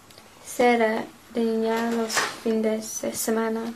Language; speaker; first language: Spanish; non-native, learner; English